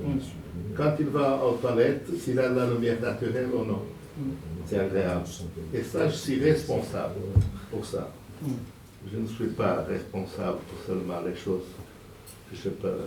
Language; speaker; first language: French; non-native, fluent; Portuguese